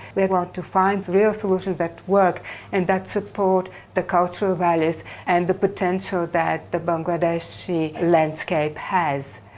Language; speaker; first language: English; non-native, fluent; Bulgarian